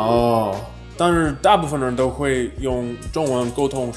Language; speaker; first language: Chinese; non-native, fluent; English